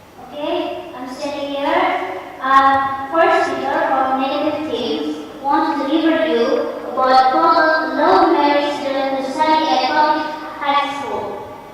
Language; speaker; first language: English; non-native, learner; Indonesian